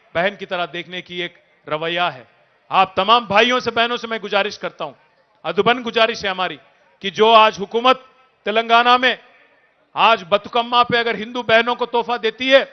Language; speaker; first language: Hindi; non-native, local second language; Telugu